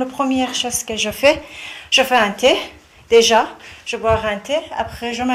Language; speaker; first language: French; non-native, learner; Persian